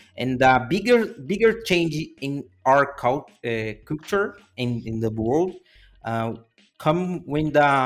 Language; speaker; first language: English; non-native, learner; Portuguese